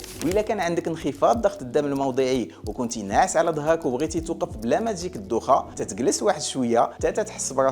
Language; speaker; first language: Arabic; native; Arabic